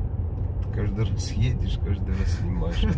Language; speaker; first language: Russian; native; Russian